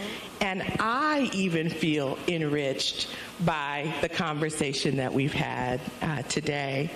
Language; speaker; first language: English; native; English